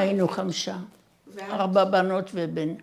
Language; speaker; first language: Hebrew; non-native, fluent; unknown